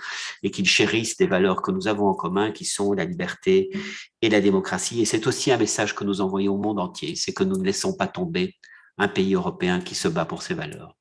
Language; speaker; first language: French; native; French